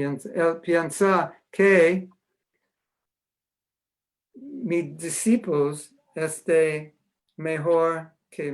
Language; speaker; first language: Spanish; non-native, learner; English